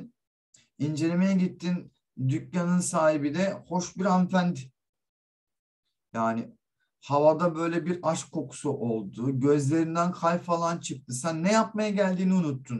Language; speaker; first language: Turkish; native; Turkish